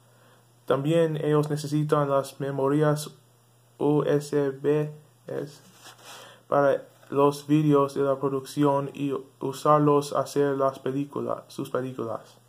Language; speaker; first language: Spanish; non-native, learner; English